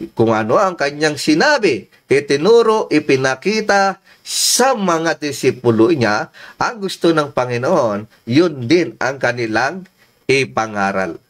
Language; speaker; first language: Filipino; non-native, local second language; Iloko